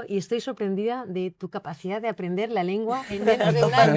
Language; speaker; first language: Spanish; native; Spanish